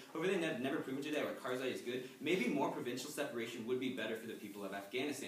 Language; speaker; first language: English; native; English